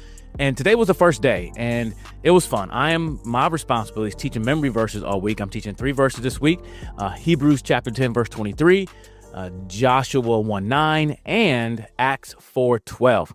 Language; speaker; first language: English; native; English